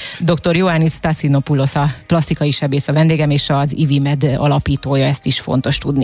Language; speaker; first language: Hungarian; native; Hungarian